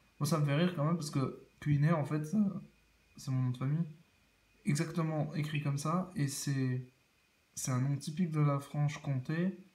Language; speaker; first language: French; native; French